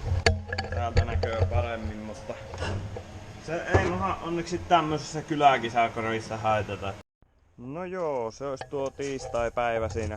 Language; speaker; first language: Finnish; native; Finnish